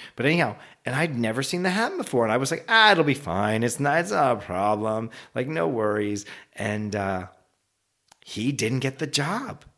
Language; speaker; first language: English; native; English